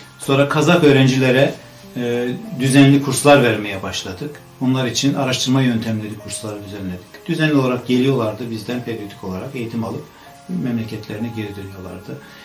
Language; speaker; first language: Turkish; native; Turkish